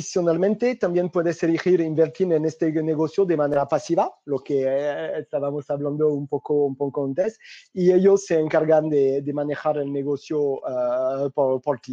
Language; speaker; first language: Spanish; non-native, fluent; French